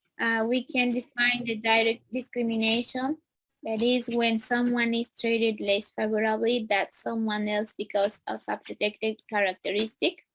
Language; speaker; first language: English; non-native, learner; Spanish